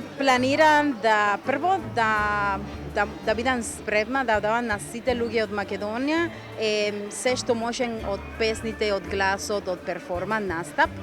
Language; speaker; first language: Macedonian; non-native, learner; Spanish